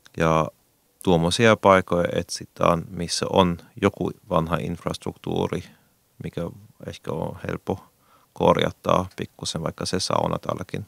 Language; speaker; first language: Finnish; non-native, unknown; German